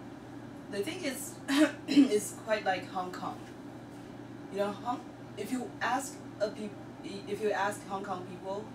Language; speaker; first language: English; non-native, learner; Chinese